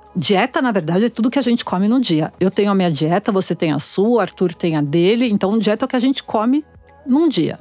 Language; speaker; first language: Portuguese; native; Portuguese